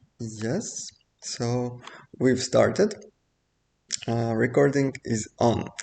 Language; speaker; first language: English; non-native, fluent; Russian